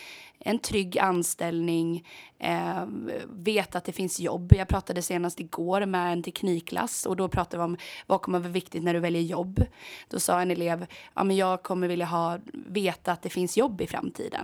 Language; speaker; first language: Swedish; native; Swedish